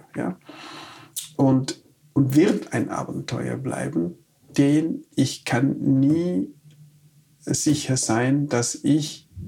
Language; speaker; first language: German; non-native, fluent; Wolof